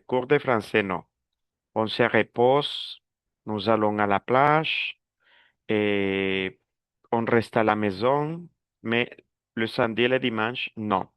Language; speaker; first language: French; non-native, fluent; Spanish